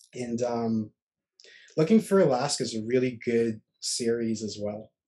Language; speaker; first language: English; native; English